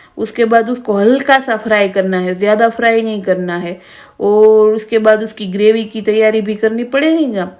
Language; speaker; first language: Hindi; non-native, local second language; Gujarati